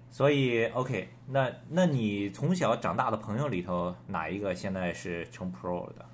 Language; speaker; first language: Chinese; native; Chinese